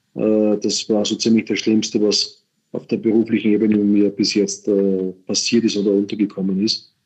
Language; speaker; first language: German; native; German